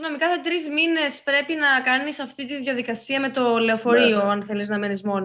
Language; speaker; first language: Greek; native; Greek